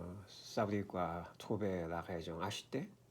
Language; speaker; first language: French; non-native, learner; Korean